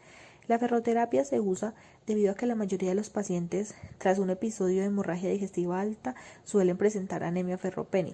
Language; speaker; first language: Spanish; native; Spanish